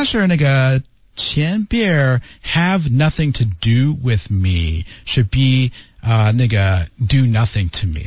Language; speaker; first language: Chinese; non-native, learner; English